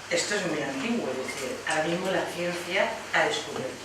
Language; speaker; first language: Spanish; native; Spanish